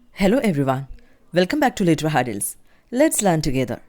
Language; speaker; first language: English; non-native, local second language; Malayalam